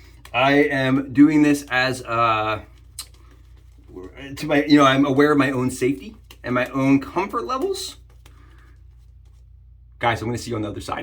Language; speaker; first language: English; native; English